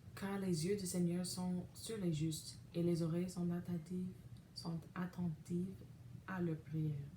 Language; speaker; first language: French; non-native, learner; English